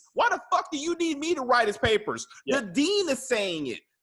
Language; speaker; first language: English; native; English